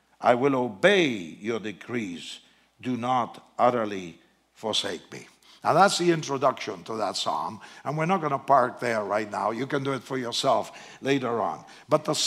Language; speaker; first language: English; non-native, fluent; Spanish